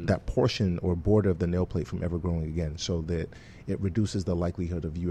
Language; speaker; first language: English; non-native, local second language; Yoruba